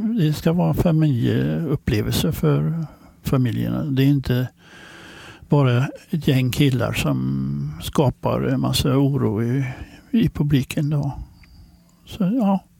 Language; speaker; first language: Swedish; non-native, fluent; English